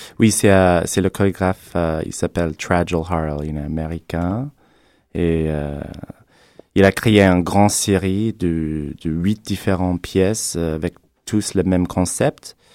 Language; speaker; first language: French; non-native, fluent; English